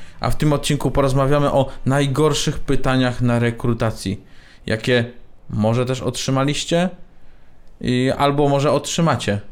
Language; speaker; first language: Polish; native; Polish